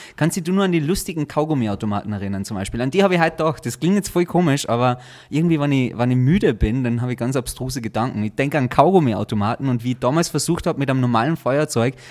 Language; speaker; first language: German; native; German